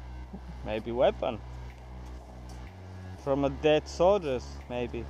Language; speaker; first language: English; non-native, learner; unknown